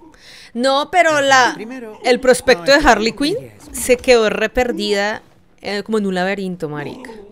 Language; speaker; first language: Spanish; native; Spanish